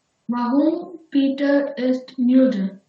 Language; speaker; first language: German; non-native, learner; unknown